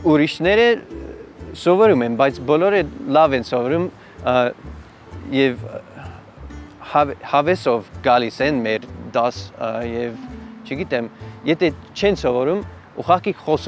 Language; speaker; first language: Armenian; non-native, learner; English